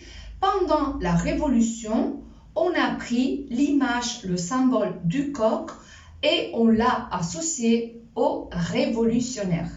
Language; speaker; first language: French; non-native, fluent; Spanish